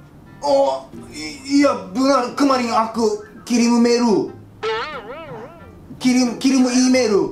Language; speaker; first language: Indonesian; non-native, learner; Japanese